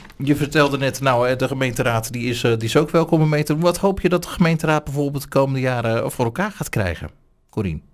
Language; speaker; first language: Dutch; native; Dutch